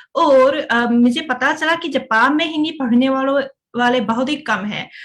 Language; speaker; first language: Hindi; non-native, fluent; Japanese